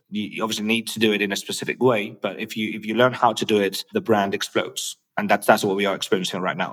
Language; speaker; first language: English; non-native, fluent; Spanish